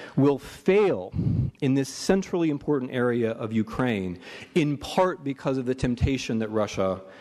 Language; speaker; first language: English; native; English